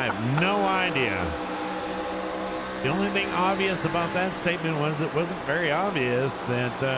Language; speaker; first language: English; native; English